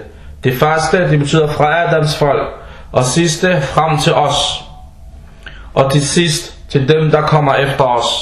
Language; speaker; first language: Danish; non-native, fluent; Arabic